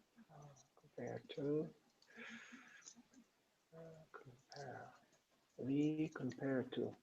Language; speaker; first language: English; non-native, learner; Persian